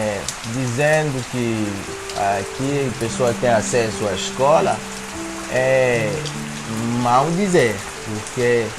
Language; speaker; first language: Portuguese; non-native, fluent; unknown